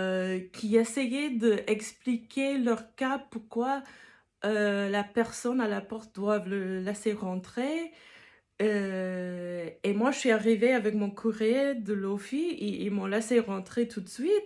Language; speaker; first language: French; non-native, fluent; English